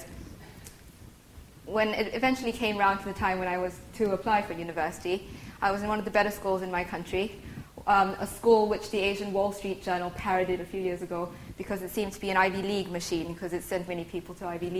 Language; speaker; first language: English; native; English